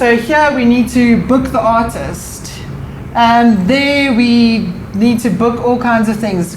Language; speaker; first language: English; native; English